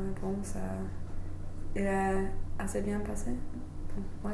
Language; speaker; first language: French; non-native, fluent; English